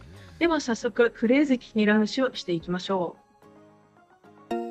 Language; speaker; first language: Japanese; native; Japanese